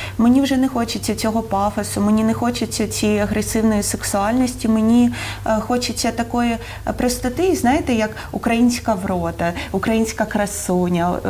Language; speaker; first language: Ukrainian; non-native, local second language; Russian